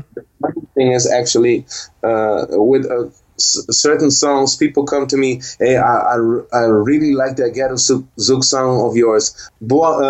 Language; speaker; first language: English; early bilingual, heritage; Dutch